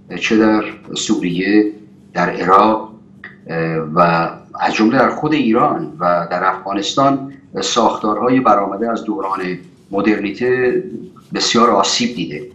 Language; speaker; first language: Persian; native; Persian